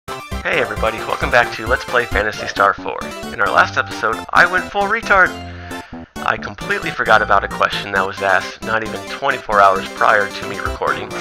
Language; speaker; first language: English; native; English